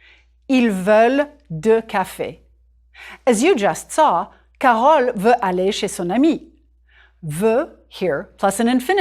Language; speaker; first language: French; non-native, fluent; English